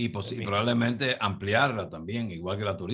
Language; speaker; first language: Spanish; native; Spanish